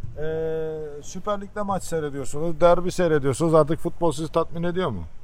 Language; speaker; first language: Turkish; early bilingual, heritage; Turkish